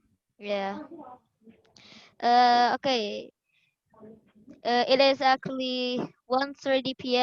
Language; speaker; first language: English; non-native, learner; Indonesian